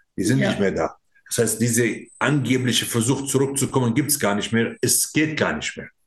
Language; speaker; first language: German; non-native, fluent; Arabic